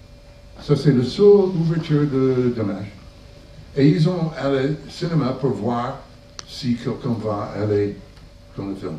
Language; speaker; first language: French; non-native, learner; English